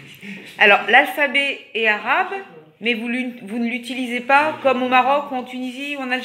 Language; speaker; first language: French; native; French